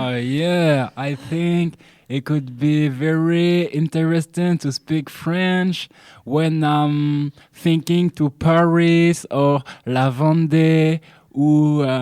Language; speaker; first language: English; non-native, learner; French